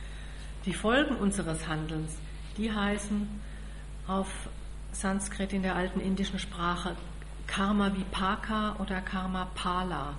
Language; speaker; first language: German; native; German